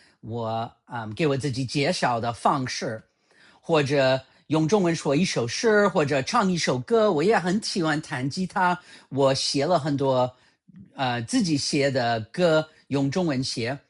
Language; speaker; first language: Chinese; non-native, fluent; English